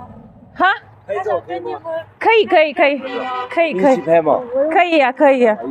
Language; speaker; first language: Chinese; non-native, learner; Tamil